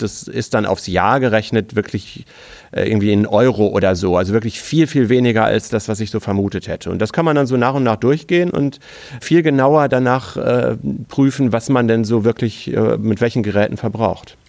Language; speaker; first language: German; native; German